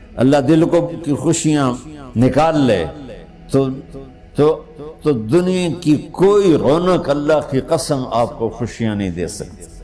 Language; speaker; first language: Urdu; non-native, local second language; Punjabi